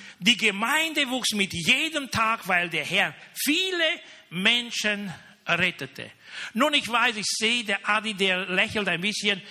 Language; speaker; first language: German; non-native, fluent; Romanian